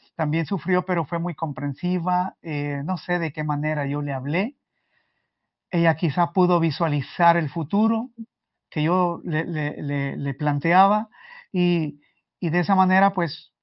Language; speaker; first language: Spanish; native; Spanish